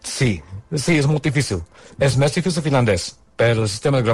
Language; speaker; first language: Catalan; non-native, learner; English